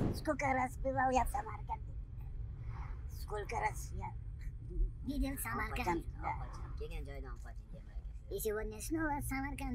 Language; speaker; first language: Russian; non-native, local second language; Uzbek